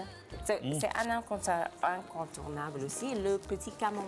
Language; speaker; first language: French; non-native, fluent; English